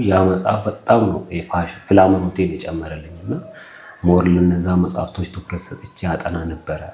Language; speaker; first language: Amharic; non-native, local second language; Oromo